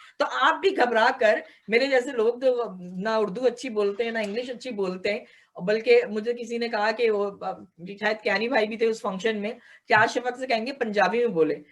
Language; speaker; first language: Urdu; native; Urdu